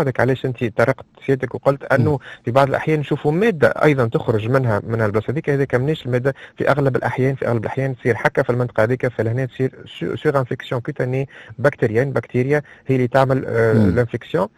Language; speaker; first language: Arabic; native; Arabic